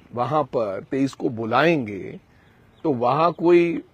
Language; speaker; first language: Hindi; non-native, local second language; Punjabi